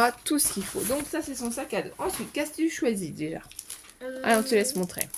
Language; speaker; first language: French; native; French